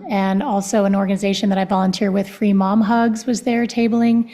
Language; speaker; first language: English; non-native, fluent; Spanish